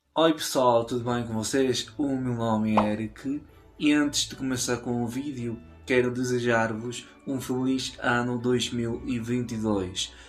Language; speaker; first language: Portuguese; non-native, fluent; Spanish